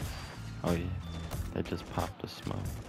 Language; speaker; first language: English; native; English